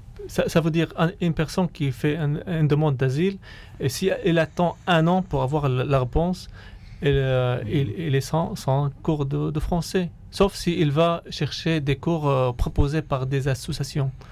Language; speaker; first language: French; non-native, fluent; Arabic